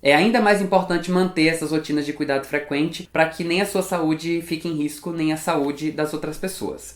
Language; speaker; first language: Portuguese; native; Portuguese